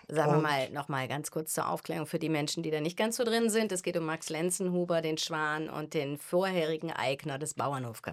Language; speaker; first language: German; native; German